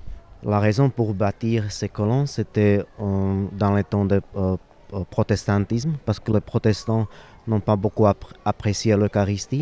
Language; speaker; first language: French; non-native, fluent; Slovak